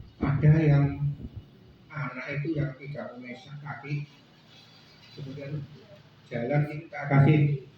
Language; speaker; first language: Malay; non-native, local second language; Javanese